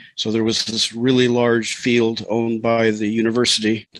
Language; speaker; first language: English; native; English